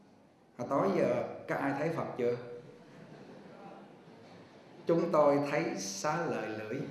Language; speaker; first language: Vietnamese; native; Vietnamese